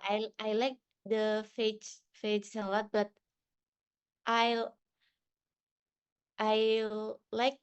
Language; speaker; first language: English; non-native, learner; Indonesian